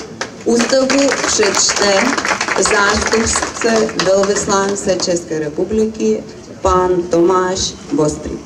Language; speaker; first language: Czech; non-native, learner; Lithuanian